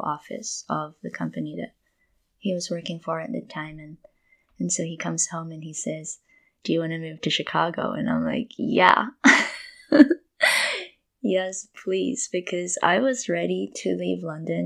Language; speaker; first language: English; non-native, local second language; Filipino